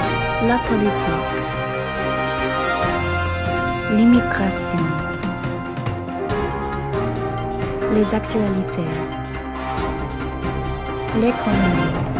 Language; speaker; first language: French; non-native, learner; English